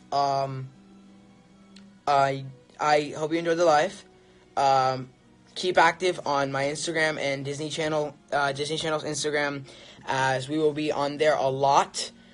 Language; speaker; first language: English; early bilingual, other home language; Spanish